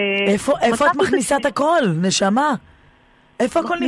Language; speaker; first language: Hebrew; native; Hebrew